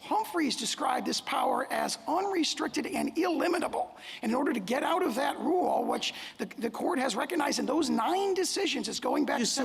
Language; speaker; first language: English; native; English